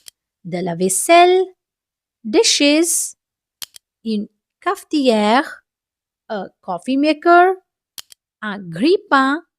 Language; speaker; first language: French; non-native, fluent; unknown